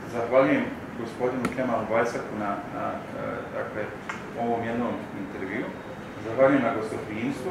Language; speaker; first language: Croatian; native; Croatian